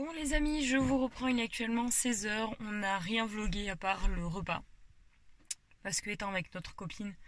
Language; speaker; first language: French; native; French